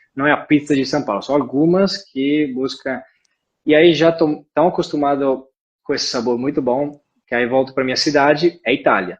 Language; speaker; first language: Portuguese; non-native, fluent; Italian